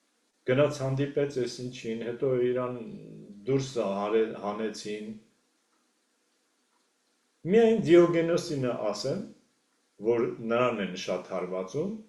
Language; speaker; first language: Armenian; native; Armenian